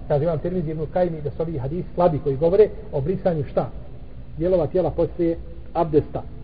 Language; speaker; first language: Bosnian; native; Bosnian